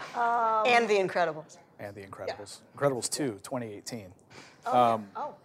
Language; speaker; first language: English; early bilingual, other home language; Russian